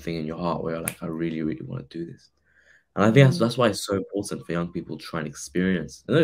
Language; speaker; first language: English; native; English